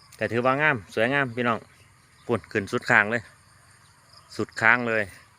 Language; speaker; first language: Thai; native; Thai